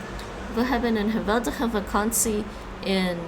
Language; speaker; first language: Dutch; non-native, learner; English